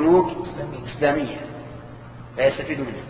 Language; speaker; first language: Arabic; native; Arabic